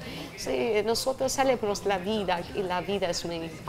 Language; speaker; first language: Spanish; non-native, fluent; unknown